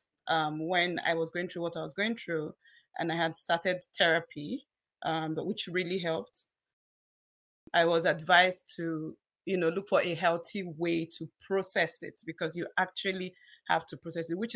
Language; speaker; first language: English; non-native, local second language; Yoruba